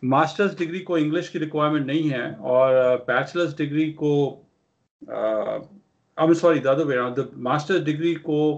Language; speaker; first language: Hindi; non-native, local second language; Punjabi